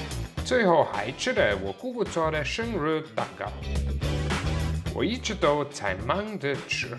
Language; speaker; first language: Chinese; non-native, fluent; German